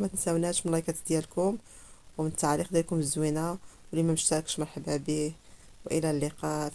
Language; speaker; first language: Arabic; native; Arabic